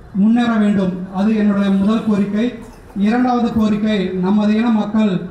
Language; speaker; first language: Tamil; non-native, local second language; Telugu